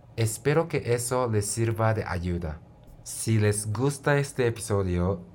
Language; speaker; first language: Spanish; non-native, fluent; Japanese